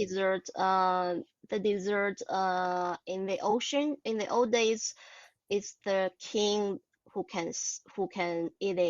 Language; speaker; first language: English; non-native, learner; Chinese